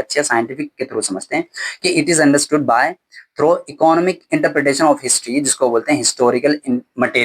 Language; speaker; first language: Hindi; native; Hindi